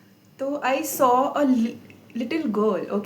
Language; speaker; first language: English; non-native, local second language; Hindi